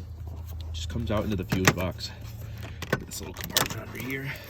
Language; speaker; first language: English; native; English